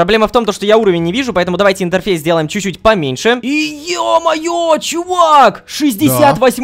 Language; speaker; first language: Russian; native; Russian